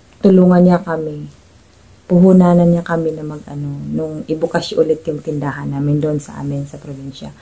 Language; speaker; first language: Filipino; native; Filipino